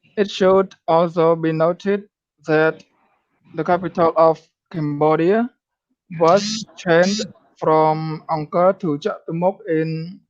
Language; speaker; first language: English; non-native, learner; Khmer